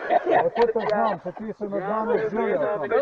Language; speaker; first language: Polish; non-native, learner; Slovenian